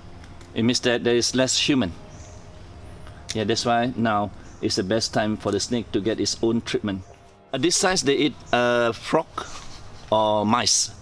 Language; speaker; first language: English; non-native, fluent; Malay